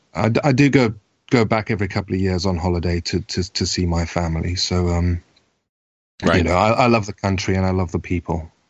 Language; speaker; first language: English; native; English